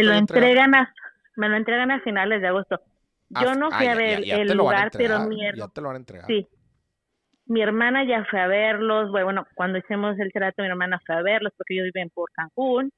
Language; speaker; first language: Spanish; native; Spanish